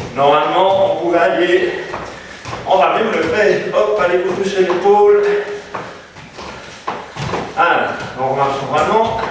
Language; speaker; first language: French; native; French